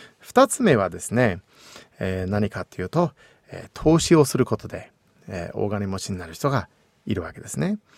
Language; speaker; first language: Japanese; non-native, fluent; English